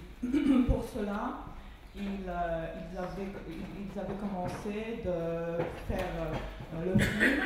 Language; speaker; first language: French; non-native, fluent; Polish